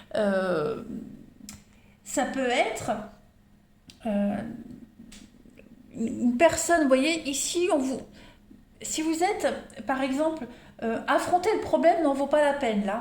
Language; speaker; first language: French; native; French